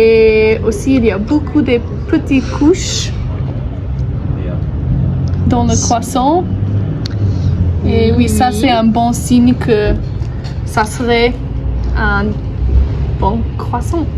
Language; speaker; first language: French; non-native, learner; English